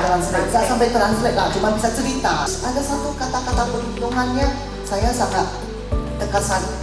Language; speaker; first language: Indonesian; non-native, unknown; Chinese